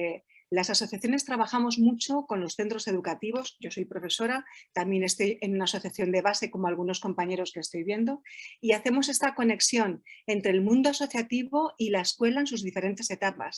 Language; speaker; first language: Spanish; native; Spanish